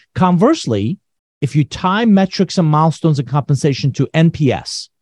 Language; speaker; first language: English; non-native, fluent; Persian